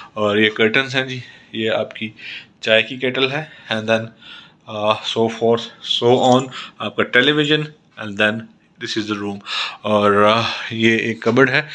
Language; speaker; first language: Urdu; non-native, local second language; Punjabi